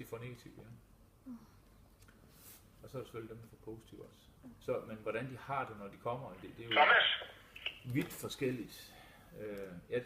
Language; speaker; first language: Danish; native; Danish